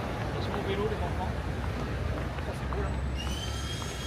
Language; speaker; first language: French; native; French